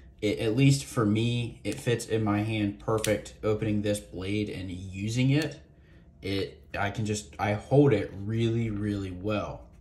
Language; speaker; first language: English; native; English